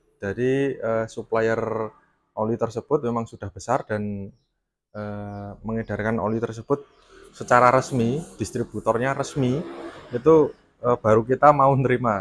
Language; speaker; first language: Indonesian; native; Indonesian